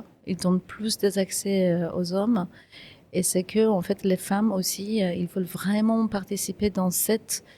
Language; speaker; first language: French; non-native, fluent; Kurdish